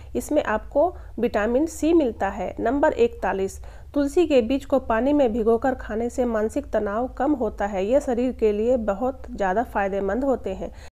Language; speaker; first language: Hindi; native; Hindi